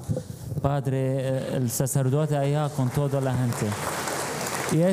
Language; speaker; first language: Spanish; non-native, fluent; Arabic